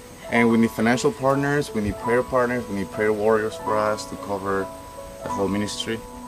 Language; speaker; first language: English; non-native, fluent; Spanish